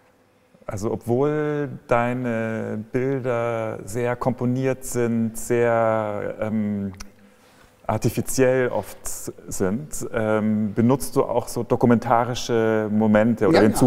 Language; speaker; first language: German; native; German